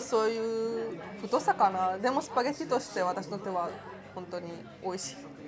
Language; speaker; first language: Japanese; non-native, fluent; Italian